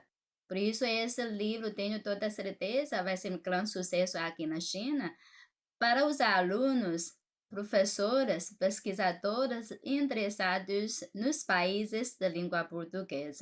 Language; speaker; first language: Portuguese; non-native, fluent; Chinese